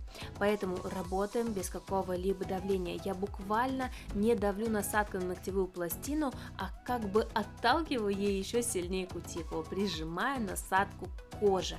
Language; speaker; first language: Russian; native; Russian